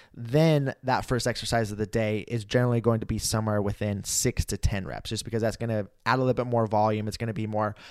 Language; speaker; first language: English; native; English